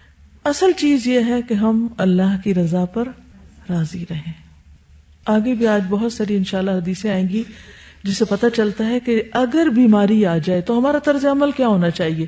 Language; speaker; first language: Urdu; native; Urdu